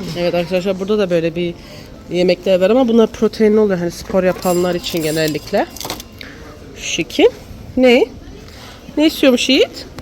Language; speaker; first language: Turkish; early bilingual, heritage; Turkish